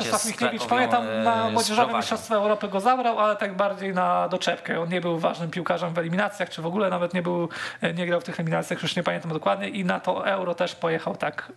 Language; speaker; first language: Polish; native; Polish